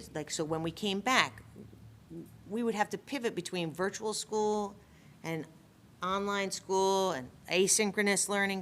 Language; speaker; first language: English; native; English